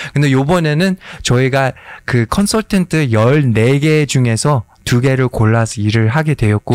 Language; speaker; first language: Korean; early bilingual, heritage; Korean